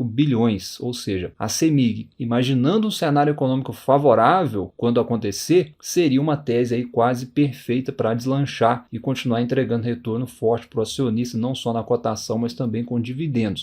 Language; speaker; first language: Portuguese; native; Portuguese